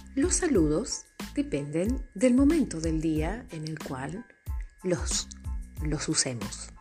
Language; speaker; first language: Spanish; native; Spanish